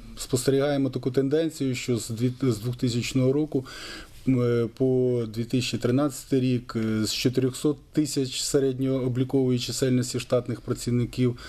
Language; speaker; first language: Ukrainian; native; Ukrainian